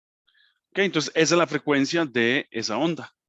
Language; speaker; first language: Spanish; native; Spanish